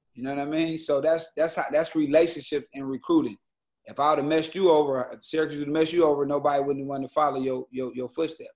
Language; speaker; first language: English; native; English